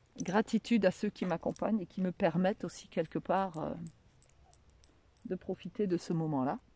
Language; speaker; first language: French; native; French